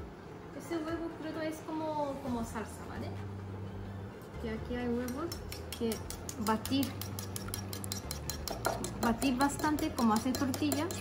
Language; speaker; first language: Spanish; non-native, fluent; Japanese